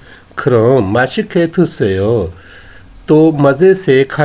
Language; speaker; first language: Korean; non-native, fluent; Urdu